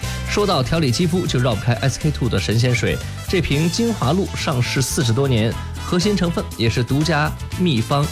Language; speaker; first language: Chinese; native; Chinese